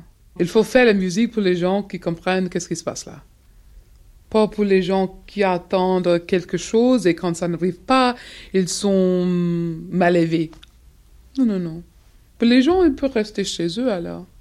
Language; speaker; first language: French; non-native, fluent; English